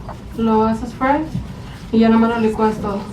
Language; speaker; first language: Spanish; early bilingual, other home language; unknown